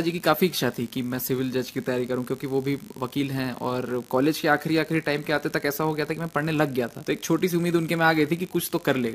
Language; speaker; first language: Hindi; native; Hindi